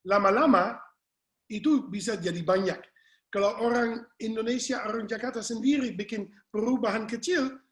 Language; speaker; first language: Indonesian; non-native, fluent; English